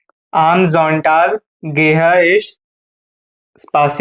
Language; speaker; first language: German; non-native, learner; Hindi